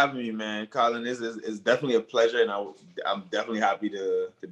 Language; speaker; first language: English; early bilingual, other home language; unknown